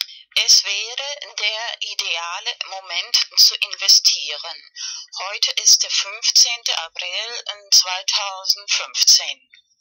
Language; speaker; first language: German; non-native, learner; Spanish